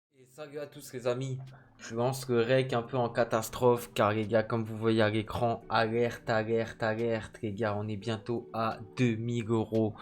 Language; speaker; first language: French; native; French